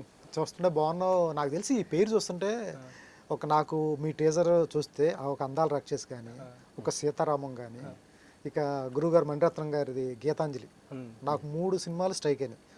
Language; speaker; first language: Telugu; native; Telugu